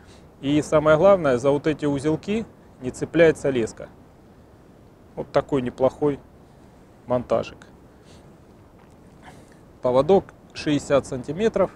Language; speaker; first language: Russian; native; Russian